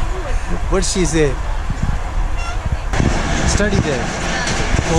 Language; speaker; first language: English; non-native, local second language; Urdu